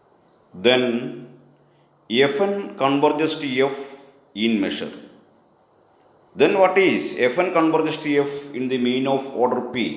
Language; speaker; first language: English; non-native, local second language; Malayalam